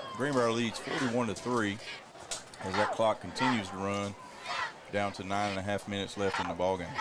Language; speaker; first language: English; native; English